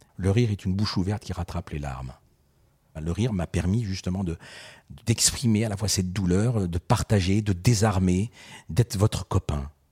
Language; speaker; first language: French; early bilingual, other home language; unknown